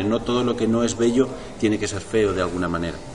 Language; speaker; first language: Spanish; native; Spanish